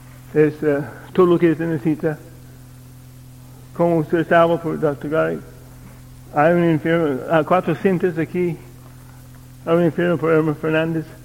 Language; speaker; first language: Spanish; non-native, learner; English